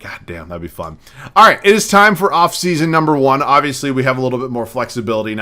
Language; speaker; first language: English; native; English